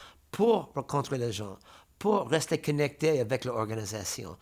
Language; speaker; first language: French; non-native, fluent; English